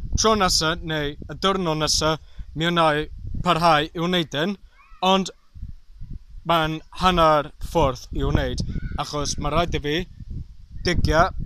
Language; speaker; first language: Welsh; non-native, learner; English